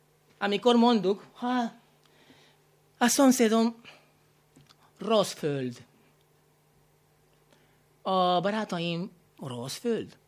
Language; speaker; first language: Hungarian; non-native, learner; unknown